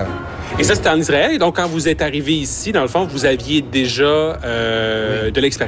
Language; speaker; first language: French; native; French